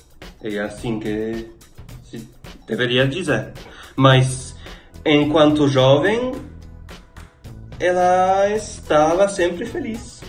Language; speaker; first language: Portuguese; non-native, fluent; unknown